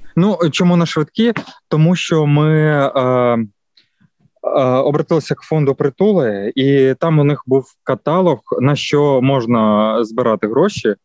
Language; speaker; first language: Ukrainian; non-native, local second language; Russian